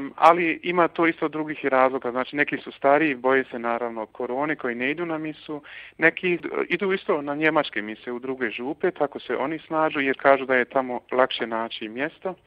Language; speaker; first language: Croatian; early bilingual, heritage; Croatian